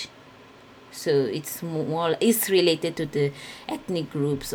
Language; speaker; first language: English; non-native, fluent; Portuguese